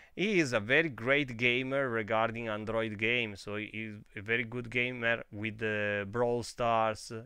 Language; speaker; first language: English; non-native, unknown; Italian